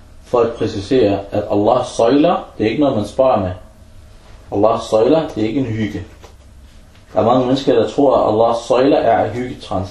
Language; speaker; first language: Danish; early bilingual, other home language; Arabic